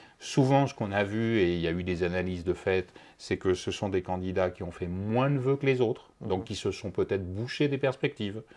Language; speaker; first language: French; native; French